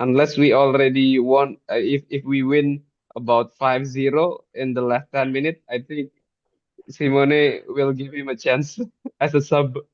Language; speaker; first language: English; non-native, fluent; Indonesian